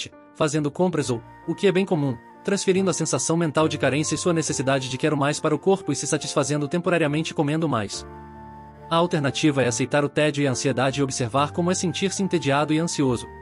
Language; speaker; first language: Portuguese; native; Portuguese